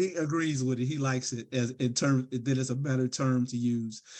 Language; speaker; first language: English; native; English